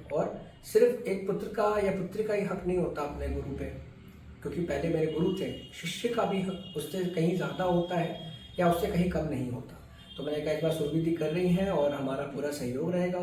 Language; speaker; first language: Hindi; native; Hindi